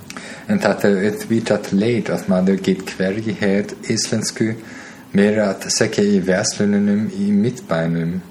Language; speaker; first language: Icelandic; non-native, learner; German